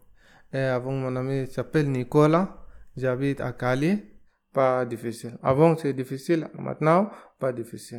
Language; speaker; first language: French; non-native, learner; Arabic